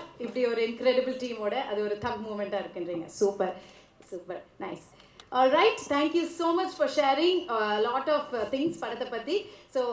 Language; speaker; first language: Tamil; native; Tamil